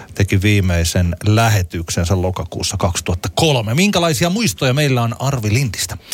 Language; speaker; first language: Finnish; native; Finnish